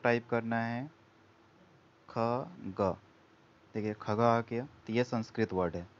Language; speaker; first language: Hindi; native; Hindi